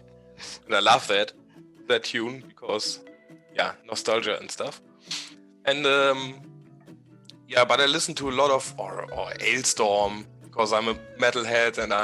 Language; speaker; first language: English; non-native, fluent; German